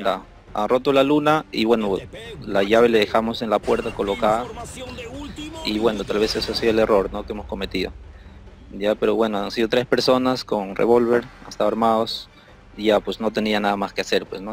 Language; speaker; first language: Spanish; native; Spanish